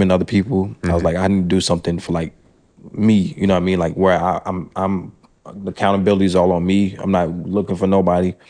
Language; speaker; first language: English; early bilingual, other home language; French